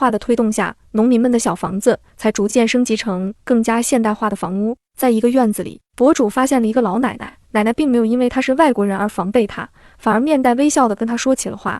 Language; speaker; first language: Chinese; native; Chinese